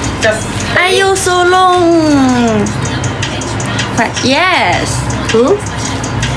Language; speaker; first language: English; non-native, learner; Thai